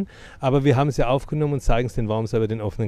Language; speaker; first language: German; native; German